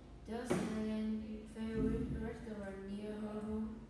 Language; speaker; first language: English; non-native, learner; Vietnamese